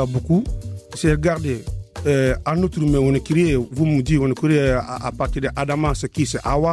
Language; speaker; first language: French; early bilingual, other home language; Soninke